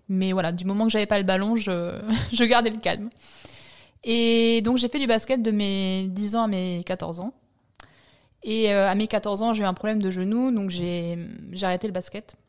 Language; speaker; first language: French; early bilingual, other home language; Italian